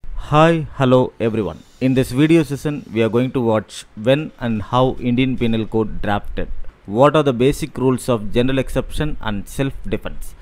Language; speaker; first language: English; non-native, local second language; Tamil